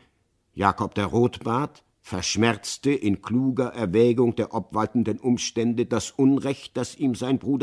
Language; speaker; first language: German; native; German